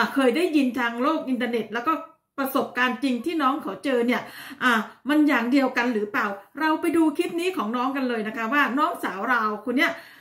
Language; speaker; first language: Thai; native; Thai